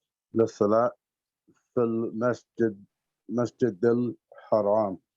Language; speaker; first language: Arabic; non-native, learner; English